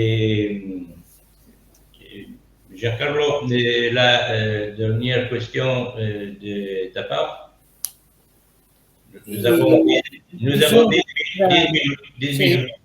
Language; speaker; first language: French; non-native, learner; Italian